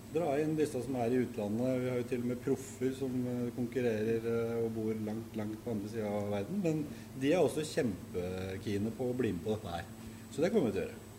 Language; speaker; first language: Norwegian; native; Norwegian